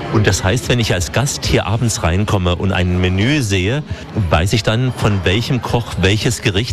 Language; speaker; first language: German; native; German